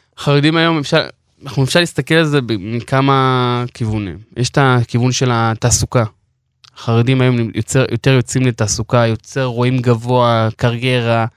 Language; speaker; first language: Hebrew; non-native, local second language; Yiddish